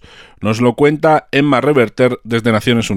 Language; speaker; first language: Spanish; native; Spanish